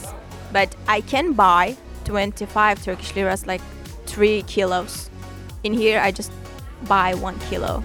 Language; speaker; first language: English; non-native, learner; Turkish